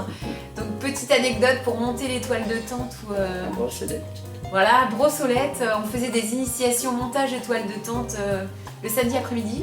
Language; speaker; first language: French; native; French